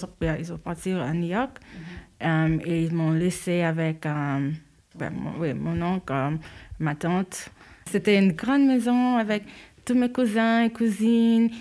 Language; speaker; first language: French; non-native, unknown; Haitian Creole